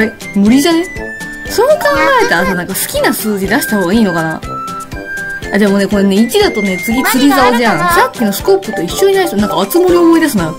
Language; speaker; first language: Japanese; native; Japanese